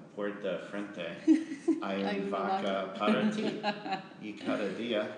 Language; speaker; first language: Spanish; non-native, learner; English